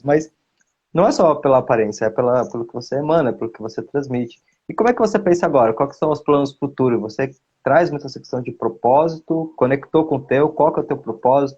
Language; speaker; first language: Portuguese; native; Portuguese